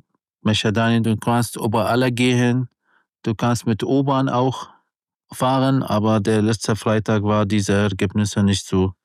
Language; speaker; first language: German; non-native, learner; Arabic